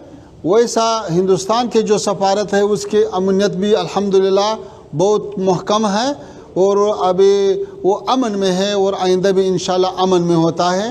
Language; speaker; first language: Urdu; non-native, fluent; Pashto